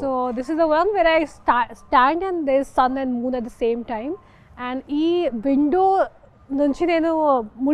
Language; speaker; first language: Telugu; non-native, local second language; Hindi